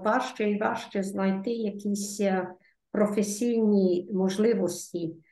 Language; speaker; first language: Ukrainian; early bilingual, heritage; Ukrainian